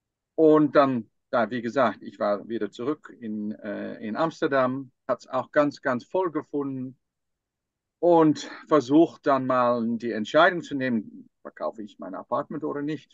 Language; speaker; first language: German; non-native, fluent; Dutch